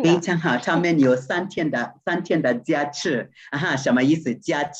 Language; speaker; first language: Chinese; non-native, fluent; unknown